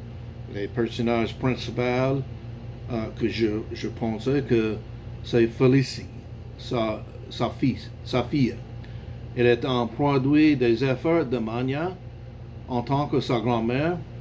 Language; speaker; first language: French; non-native, learner; English